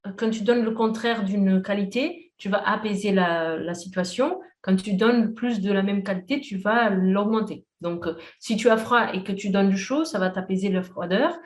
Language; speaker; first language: French; non-native, fluent; Portuguese